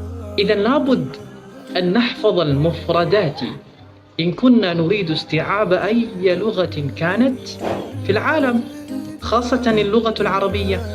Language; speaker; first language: Arabic; non-native, fluent; Indonesian